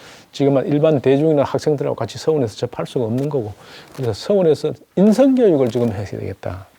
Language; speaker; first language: Korean; native; Korean